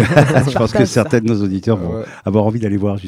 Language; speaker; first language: French; native; French